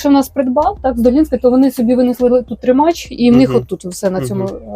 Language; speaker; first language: Ukrainian; native; Ukrainian